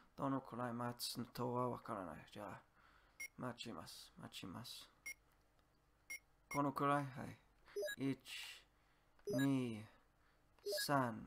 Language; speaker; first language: Japanese; non-native, learner; English